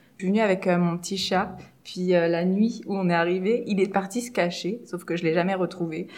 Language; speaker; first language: French; native; French